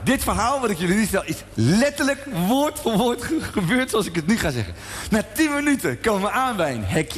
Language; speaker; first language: Dutch; native; Dutch